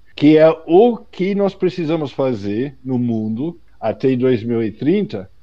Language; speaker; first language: Portuguese; non-native, fluent; English